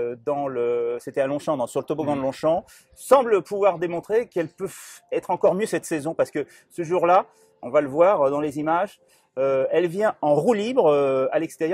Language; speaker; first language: French; native; French